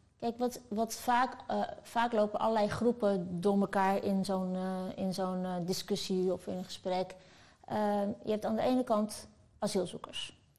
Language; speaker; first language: Dutch; early bilingual, other home language; Turkish